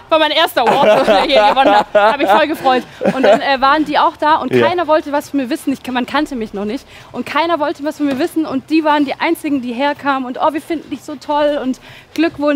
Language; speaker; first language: German; native; German